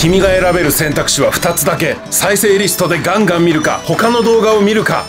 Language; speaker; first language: Japanese; native; Japanese